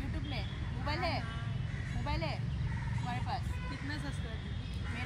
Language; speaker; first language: Hindi; non-native, local second language; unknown